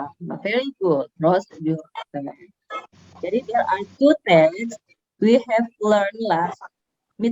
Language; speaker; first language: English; non-native, learner; Indonesian